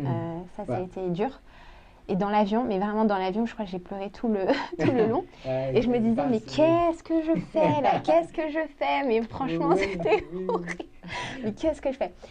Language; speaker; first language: French; early bilingual, other home language; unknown